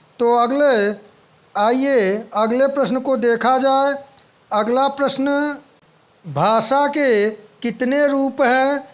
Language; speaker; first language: Hindi; native; Hindi